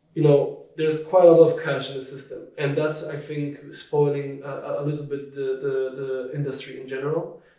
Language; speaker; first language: English; non-native, fluent; Polish